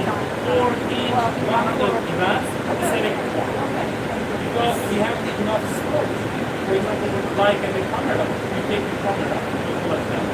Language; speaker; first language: English; non-native, fluent; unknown